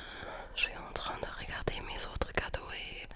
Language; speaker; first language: French; non-native, learner; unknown